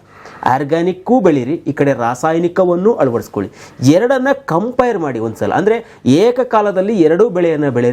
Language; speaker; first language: Kannada; native; Kannada